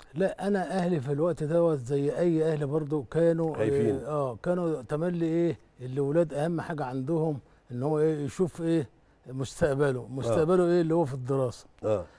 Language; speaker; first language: Arabic; native; Arabic